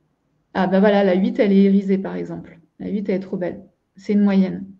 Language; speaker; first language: French; native; French